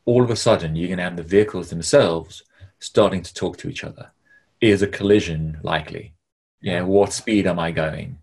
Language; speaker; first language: English; native; English